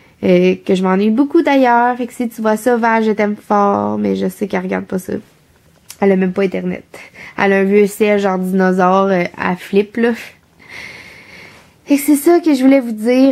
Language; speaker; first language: French; native; French